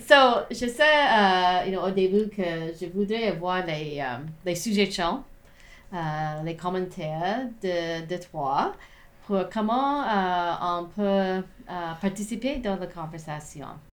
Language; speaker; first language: French; non-native, learner; English